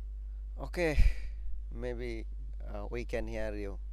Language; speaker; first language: English; non-native, learner; Bangla